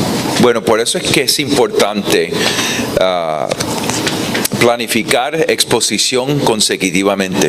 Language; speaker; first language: Spanish; non-native, fluent; English